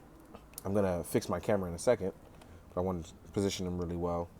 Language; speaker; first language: English; native; English